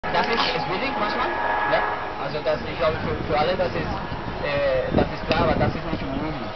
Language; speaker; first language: German; non-native, learner; Spanish